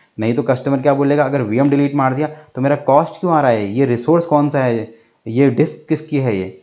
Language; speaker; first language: Hindi; native; Hindi